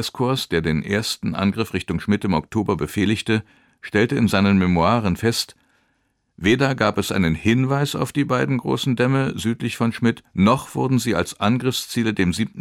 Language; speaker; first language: German; native; German